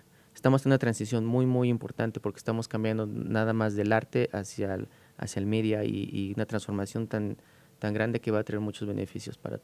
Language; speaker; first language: Spanish; native; Spanish